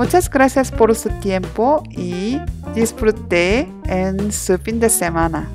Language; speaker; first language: Spanish; non-native, learner; Korean